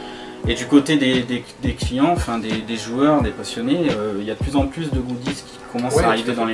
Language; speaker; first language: French; native; French